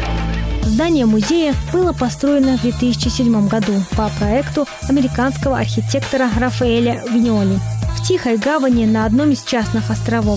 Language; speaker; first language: Russian; native; Russian